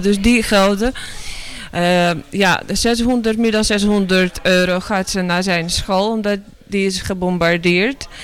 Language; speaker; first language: Dutch; non-native, learner; Ukrainian